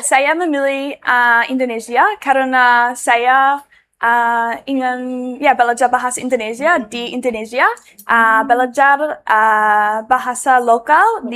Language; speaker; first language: Indonesian; non-native, learner; English